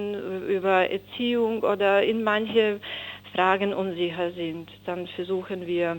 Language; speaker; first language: German; non-native, fluent; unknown